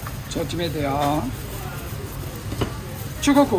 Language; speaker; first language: Japanese; non-native, fluent; Chinese